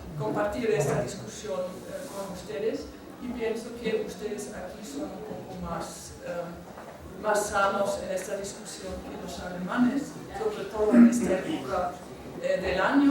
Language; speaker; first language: Spanish; non-native, fluent; German